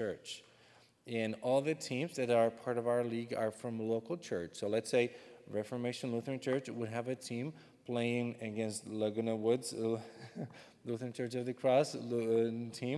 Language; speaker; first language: English; non-native, fluent; Czech